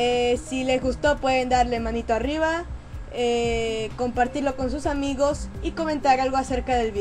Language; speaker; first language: Spanish; native; Spanish